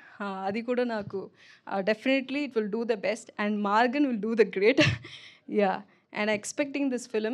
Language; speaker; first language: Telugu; non-native, learner; Tamil